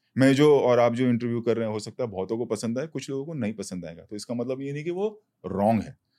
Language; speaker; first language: Hindi; native; Hindi